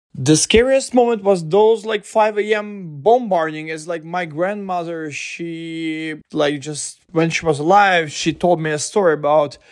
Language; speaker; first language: English; non-native, fluent; Ukrainian